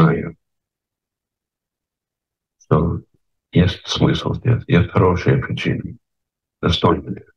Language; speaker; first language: Russian; non-native, fluent; English